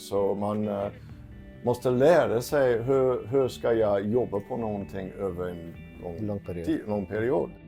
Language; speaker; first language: Swedish; non-native, fluent; English